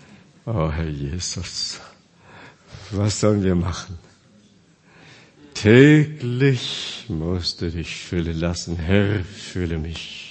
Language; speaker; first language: German; non-native, fluent; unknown